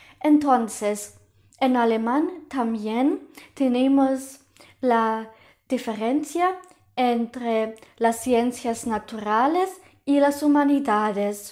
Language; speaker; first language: Spanish; non-native, fluent; German